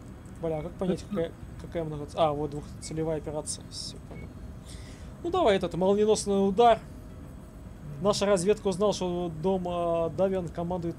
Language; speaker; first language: Russian; native; Russian